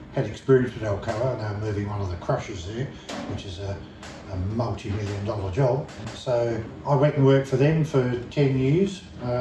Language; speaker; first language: English; native; English